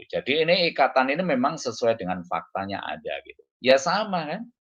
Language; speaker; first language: Indonesian; native; Indonesian